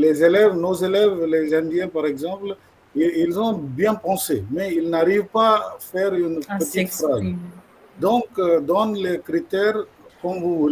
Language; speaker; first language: French; non-native, fluent; Malayalam